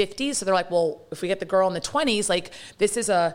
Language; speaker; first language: English; native; English